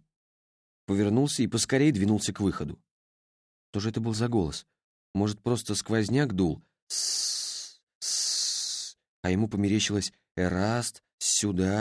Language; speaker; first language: Russian; native; Russian